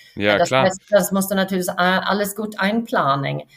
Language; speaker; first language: German; non-native, fluent; Swedish